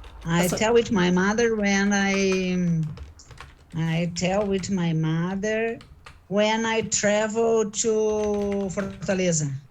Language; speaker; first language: English; non-native, learner; Portuguese